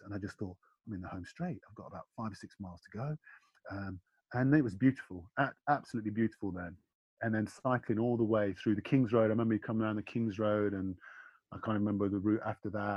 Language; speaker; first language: English; native; English